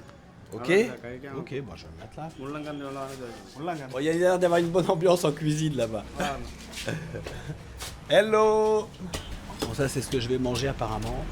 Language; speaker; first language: French; native; French